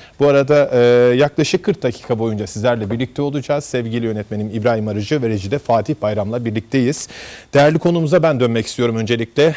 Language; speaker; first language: Turkish; native; Turkish